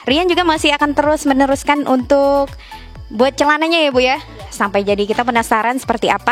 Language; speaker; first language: Indonesian; native; Indonesian